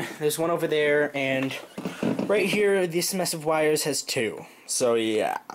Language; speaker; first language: English; native; English